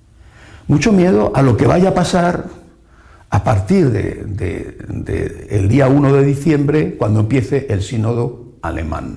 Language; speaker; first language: Spanish; native; Spanish